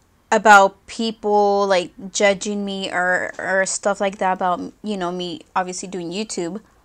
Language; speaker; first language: English; early bilingual, other home language; Spanish